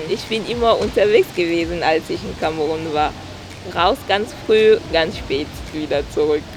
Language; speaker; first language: German; non-native, fluent; French